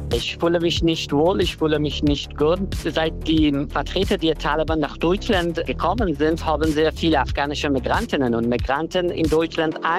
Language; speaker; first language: German; non-native, learner; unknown